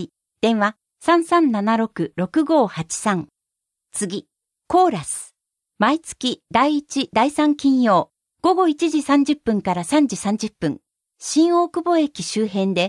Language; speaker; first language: Japanese; native; Japanese